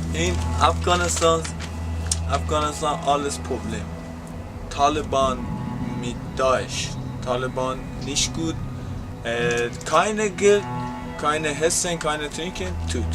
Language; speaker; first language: German; non-native, learner; Persian